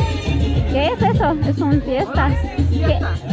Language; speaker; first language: Spanish; non-native, learner; English